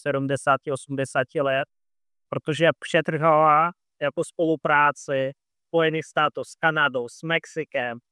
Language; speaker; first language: Czech; non-native, fluent; Russian